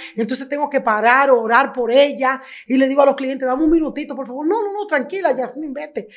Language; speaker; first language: Spanish; native; Spanish